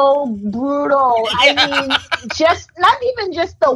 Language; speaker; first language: English; non-native, fluent; Haitian Creole